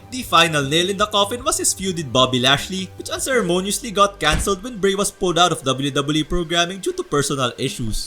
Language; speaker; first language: English; native; English